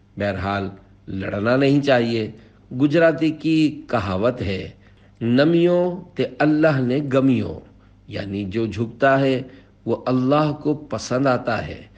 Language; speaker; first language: Urdu; native; Urdu